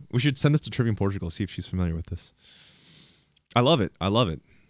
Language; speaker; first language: English; native; English